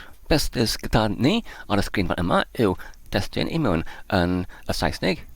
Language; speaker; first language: Welsh; non-native, learner; English